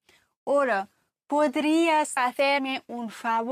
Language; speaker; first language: Spanish; non-native, fluent; German